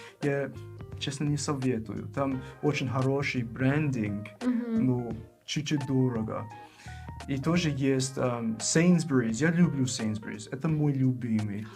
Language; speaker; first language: Russian; non-native, fluent; English